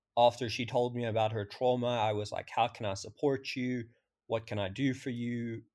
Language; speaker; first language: English; native; English